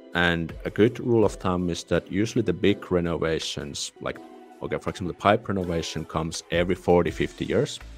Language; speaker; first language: English; non-native, fluent; Finnish